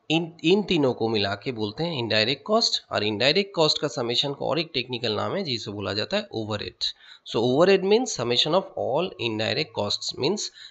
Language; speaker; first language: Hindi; non-native, local second language; Bangla